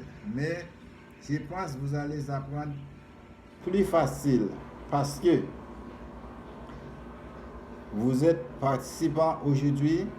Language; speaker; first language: French; non-native, fluent; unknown